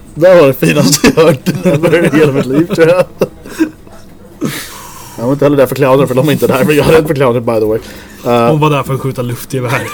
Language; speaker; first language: Swedish; native; Swedish